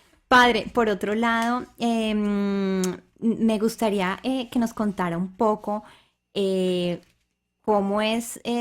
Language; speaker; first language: Spanish; native; Spanish